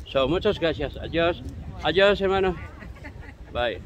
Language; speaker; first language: Spanish; non-native, learner; Filipino